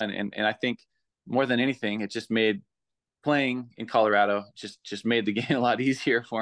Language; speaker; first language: English; native; English